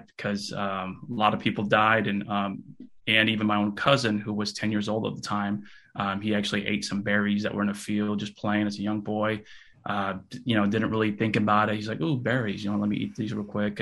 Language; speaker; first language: English; early bilingual, other home language; Russian